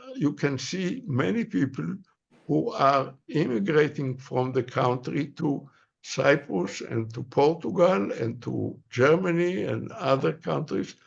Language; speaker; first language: English; non-native, fluent; Hebrew